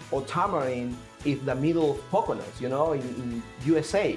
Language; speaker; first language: English; non-native, learner; Spanish